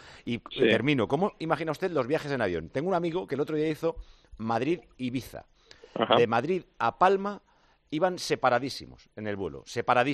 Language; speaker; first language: Spanish; native; Spanish